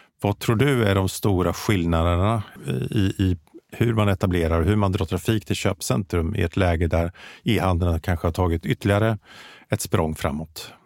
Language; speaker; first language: Swedish; native; Swedish